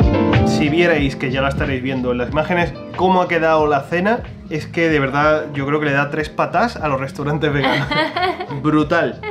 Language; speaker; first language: Spanish; native; Spanish